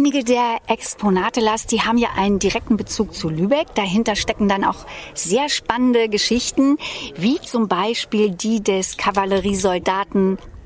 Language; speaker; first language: German; native; German